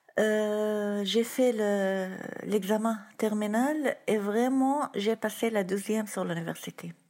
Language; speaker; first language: French; non-native, fluent; Arabic